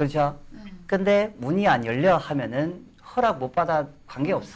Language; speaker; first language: Korean; non-native, fluent; Chinese